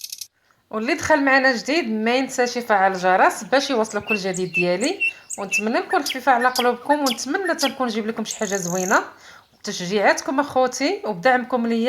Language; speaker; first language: Arabic; native; Arabic